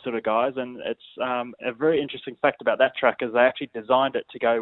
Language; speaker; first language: English; native; English